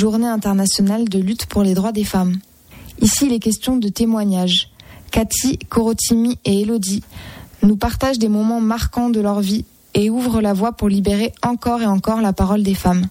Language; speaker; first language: French; native; French